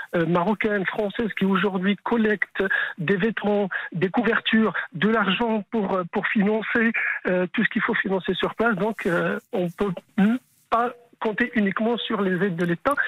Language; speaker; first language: French; non-native, local second language; Arabic